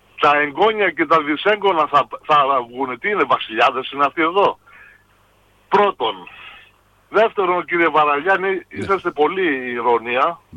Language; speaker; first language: Greek; early bilingual, heritage; Greek